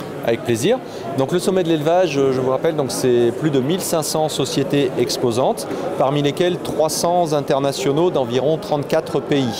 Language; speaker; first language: French; native; French